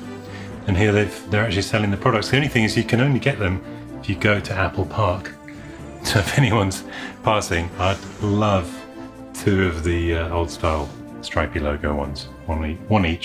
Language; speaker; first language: English; native; English